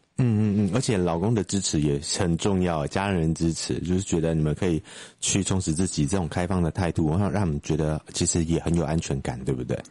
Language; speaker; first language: Chinese; native; Chinese